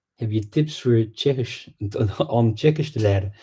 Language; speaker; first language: Dutch; non-native, fluent; English